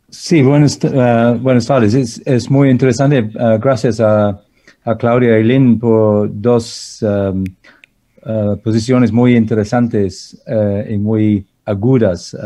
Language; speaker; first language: Spanish; non-native, fluent; English